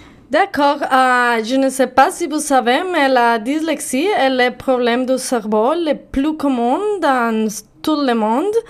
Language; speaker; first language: French; non-native, learner; Spanish